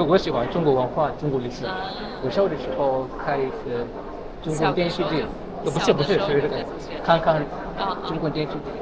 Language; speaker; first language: Chinese; non-native, learner; Amharic